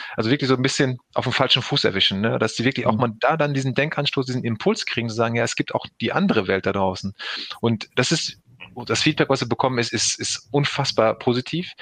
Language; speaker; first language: German; early bilingual, other home language; Turkish